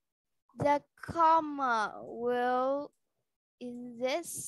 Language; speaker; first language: English; non-native, learner; Vietnamese